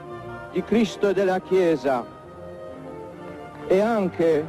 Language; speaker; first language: Italian; non-native, fluent; Polish